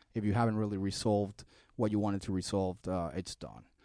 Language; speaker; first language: English; non-native, fluent; Spanish